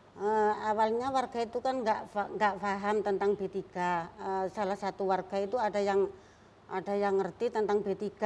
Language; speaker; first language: Indonesian; non-native, local second language; Javanese